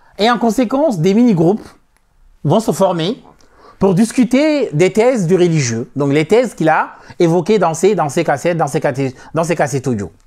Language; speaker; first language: French; non-native, local second language; Soninke